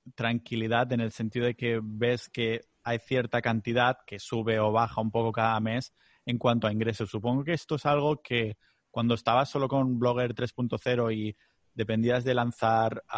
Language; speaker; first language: Spanish; non-native, local second language; Catalan